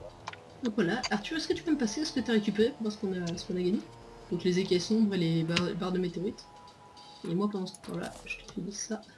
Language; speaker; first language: French; native; French